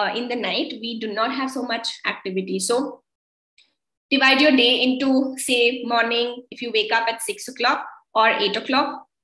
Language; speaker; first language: English; non-native, local second language; Kannada